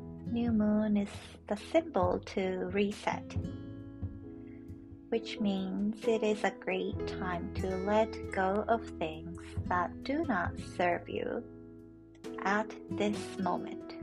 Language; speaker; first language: English; non-native, fluent; Japanese